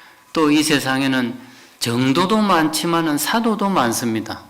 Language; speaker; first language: Korean; native; Korean